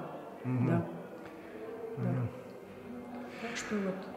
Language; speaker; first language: Russian; native; Russian